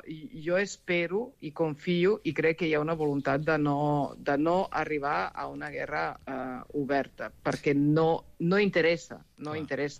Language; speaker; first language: Catalan; non-native, fluent; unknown